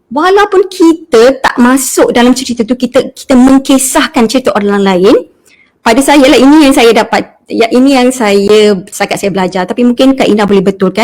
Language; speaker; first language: Malay; native; Malay